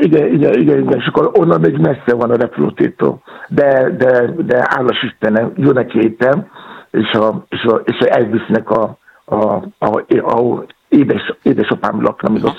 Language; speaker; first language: Hungarian; non-native, fluent; Yoruba